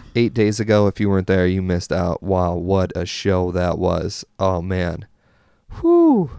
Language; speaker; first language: English; native; English